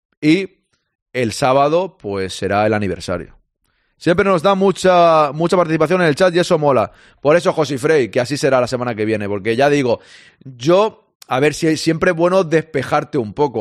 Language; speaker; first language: Spanish; native; Spanish